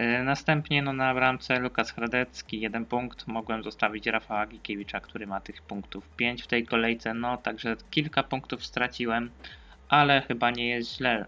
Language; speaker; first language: Polish; native; Polish